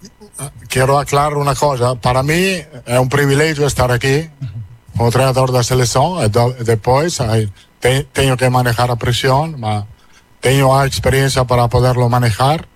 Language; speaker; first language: Portuguese; non-native, learner; Italian